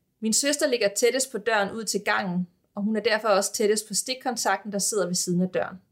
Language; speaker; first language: Danish; native; Danish